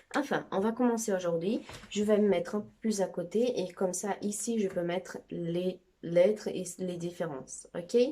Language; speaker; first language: French; non-native, fluent; Portuguese